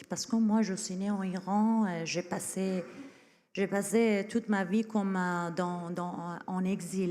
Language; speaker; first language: French; non-native, fluent; Persian